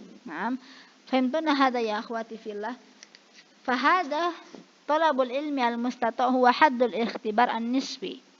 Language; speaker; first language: Arabic; non-native, fluent; Indonesian